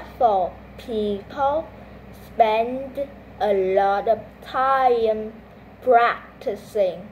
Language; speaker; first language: English; non-native, learner; Vietnamese